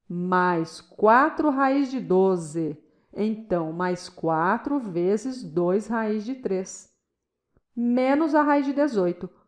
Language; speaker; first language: Portuguese; native; Portuguese